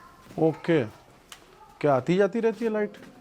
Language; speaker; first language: Hindi; native; Hindi